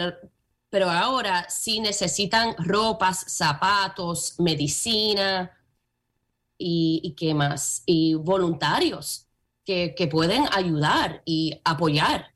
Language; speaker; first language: Spanish; early bilingual, heritage; Spanish